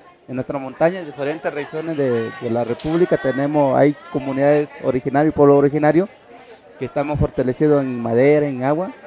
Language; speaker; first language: Spanish; non-native, local second language; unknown